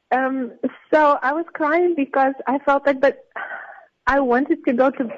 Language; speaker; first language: English; non-native, fluent; Russian